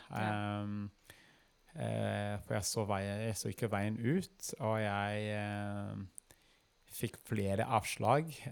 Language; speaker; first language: Norwegian; non-native, fluent; Kinyarwanda